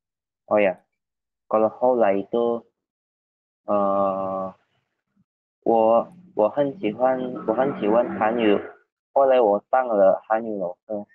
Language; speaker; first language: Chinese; non-native, learner; Indonesian